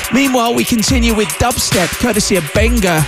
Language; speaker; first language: English; native; English